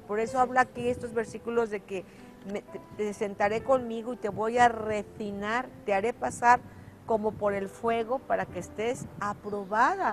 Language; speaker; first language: Spanish; native; Spanish